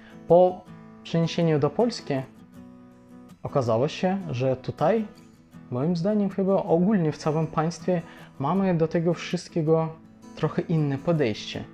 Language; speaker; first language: Polish; non-native, fluent; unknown